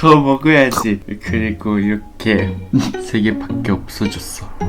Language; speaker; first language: Korean; non-native, learner; Japanese